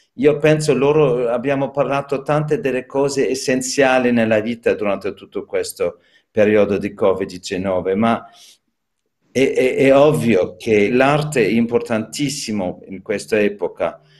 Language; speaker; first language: Italian; non-native, learner; English